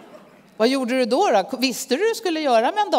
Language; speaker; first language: Swedish; native; Swedish